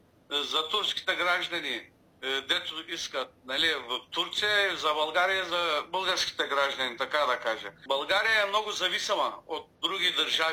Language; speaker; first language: Bulgarian; non-native, local second language; Turkish